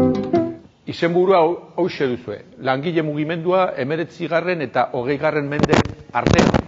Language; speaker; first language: Basque; native; Basque